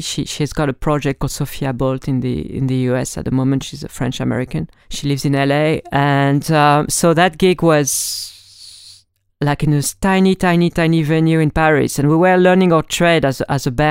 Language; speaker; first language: English; non-native, fluent; French